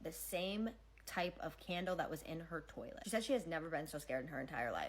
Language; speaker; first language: English; native; English